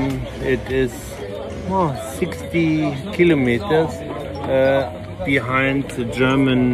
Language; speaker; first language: English; non-native, learner; German